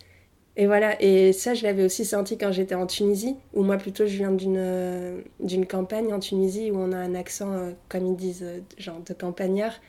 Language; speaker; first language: French; early bilingual, other home language; Arabic